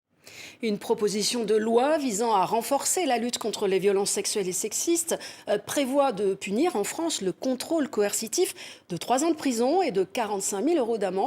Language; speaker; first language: French; native; French